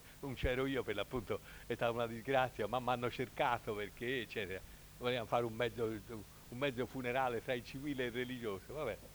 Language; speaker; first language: Italian; native; Italian